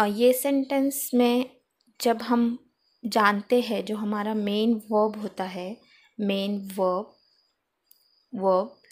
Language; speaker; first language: Hindi; non-native, local second language; Marathi